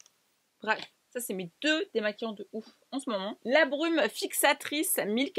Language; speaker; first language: French; native; French